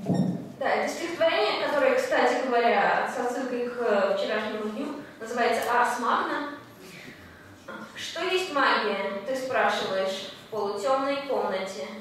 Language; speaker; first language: Russian; native; Russian